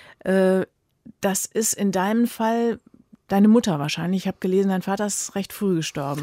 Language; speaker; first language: German; native; German